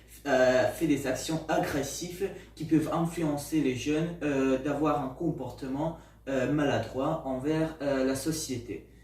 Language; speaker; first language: French; non-native, learner; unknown